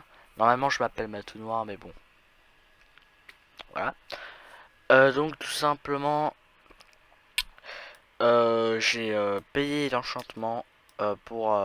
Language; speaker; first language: French; native; French